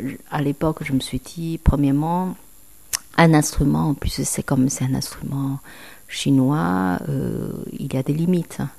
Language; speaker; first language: French; non-native, fluent; Chinese